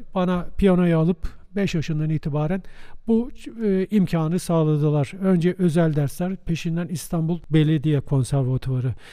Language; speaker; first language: Turkish; native; Turkish